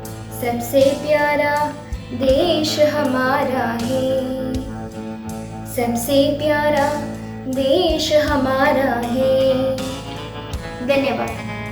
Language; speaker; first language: Hindi; non-native, local second language; Malayalam